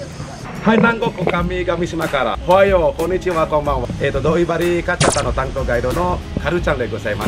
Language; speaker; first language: Japanese; non-native, learner; Indonesian